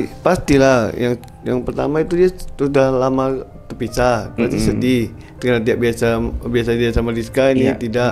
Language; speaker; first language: Indonesian; native; Indonesian